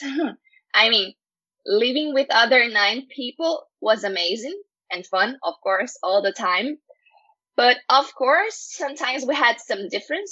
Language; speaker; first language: English; non-native, fluent; Portuguese